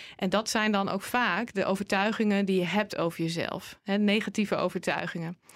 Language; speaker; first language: Dutch; native; Dutch